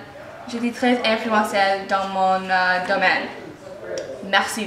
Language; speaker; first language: French; non-native, learner; English